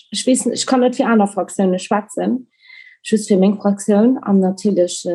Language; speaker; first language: Luxembourgish; early bilingual, other home language; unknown